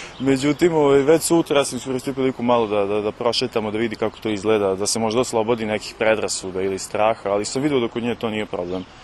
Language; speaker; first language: Serbian; native; Serbian